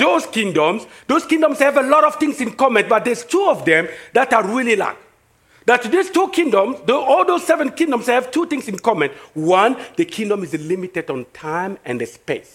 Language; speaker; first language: English; non-native, fluent; French